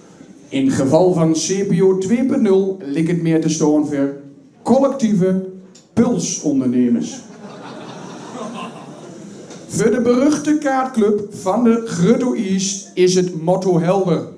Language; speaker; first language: Dutch; native; Dutch